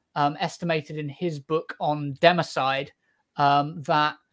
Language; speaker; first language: English; native; English